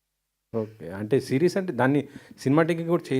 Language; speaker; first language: Telugu; native; Telugu